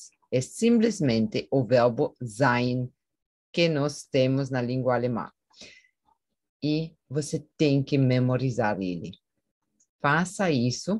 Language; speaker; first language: Portuguese; non-native, fluent; German